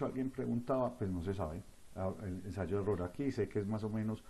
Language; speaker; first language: Spanish; native; Spanish